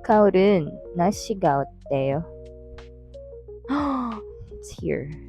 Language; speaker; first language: Korean; non-native, learner; Filipino